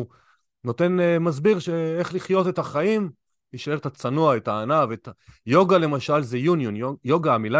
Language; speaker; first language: Hebrew; native; Hebrew